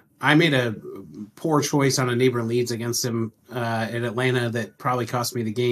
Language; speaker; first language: English; native; English